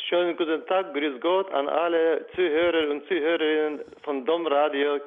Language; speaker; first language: German; non-native, fluent; Ukrainian